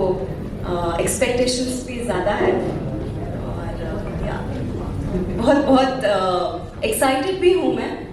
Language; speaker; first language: Hindi; non-native, local second language; Kannada